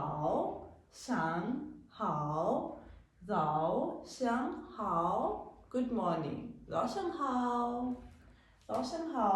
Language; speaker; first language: Chinese; non-native, fluent; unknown